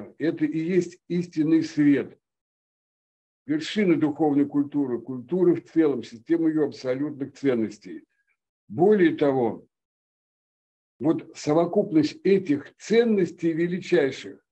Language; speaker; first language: Russian; native; Russian